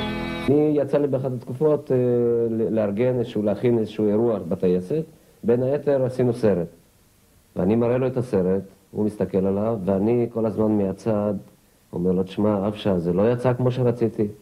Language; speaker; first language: Hebrew; native; Hebrew